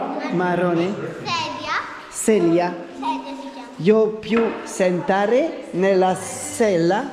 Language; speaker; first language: Italian; non-native, learner; French